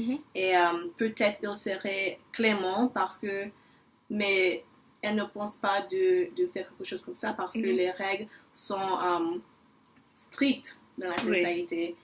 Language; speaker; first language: French; non-native, learner; English